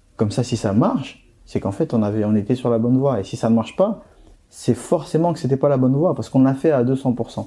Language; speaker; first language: French; early bilingual, other home language; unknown